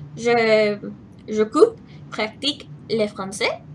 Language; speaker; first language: French; non-native, learner; English